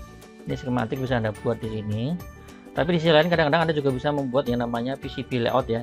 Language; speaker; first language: Indonesian; native; Indonesian